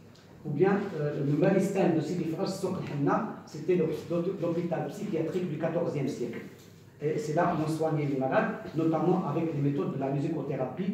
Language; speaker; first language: French; non-native, local second language; Arabic